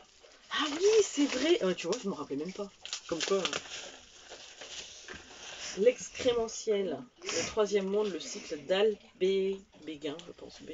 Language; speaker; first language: French; native; French